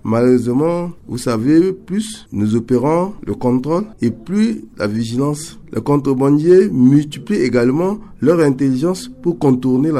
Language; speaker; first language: French; non-native, local second language; Sango